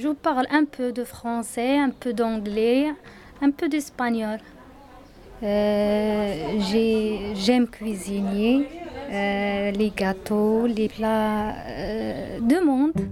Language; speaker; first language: French; non-native, learner; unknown